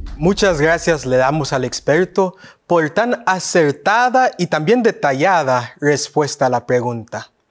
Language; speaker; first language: Spanish; early bilingual, heritage; Spanish